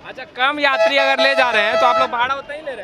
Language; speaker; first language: Hindi; native; Hindi